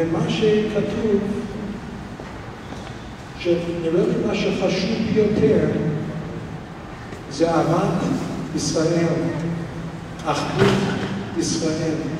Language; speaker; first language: Hebrew; non-native, fluent; English